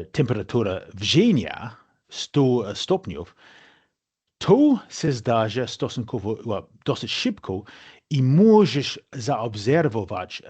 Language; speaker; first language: Polish; non-native, fluent; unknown